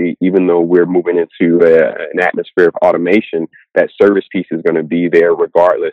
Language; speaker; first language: English; native; English